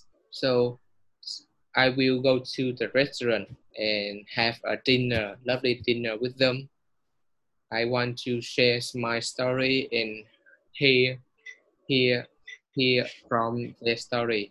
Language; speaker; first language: English; non-native, learner; Vietnamese